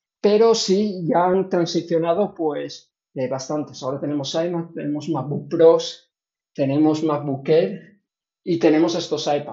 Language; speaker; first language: Spanish; native; Spanish